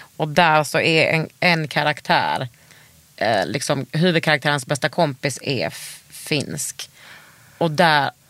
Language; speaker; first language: Swedish; native; Swedish